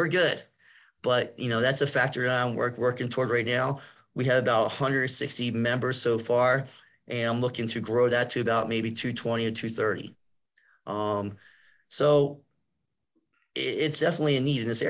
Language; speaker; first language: English; native; English